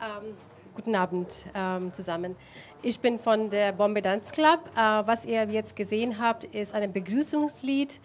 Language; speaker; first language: German; non-native, fluent; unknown